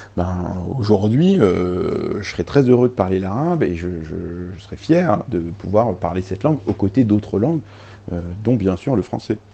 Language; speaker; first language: French; early bilingual, other home language; Arabic